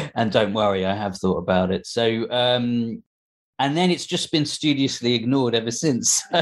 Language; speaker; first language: English; early bilingual, other home language; Hindi